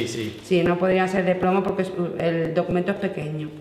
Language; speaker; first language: Spanish; native; Spanish